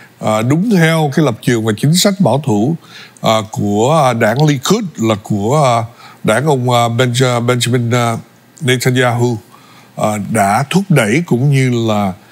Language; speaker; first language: Vietnamese; early bilingual, other home language; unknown